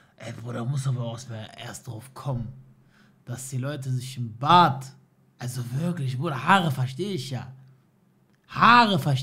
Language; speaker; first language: German; native; German